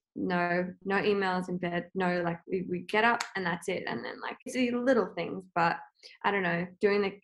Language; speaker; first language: English; native; English